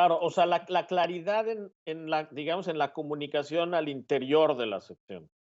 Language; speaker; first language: Spanish; native; Spanish